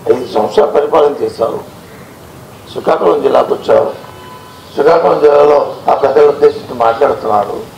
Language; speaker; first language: Telugu; native; Telugu